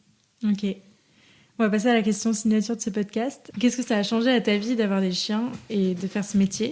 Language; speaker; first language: French; native; French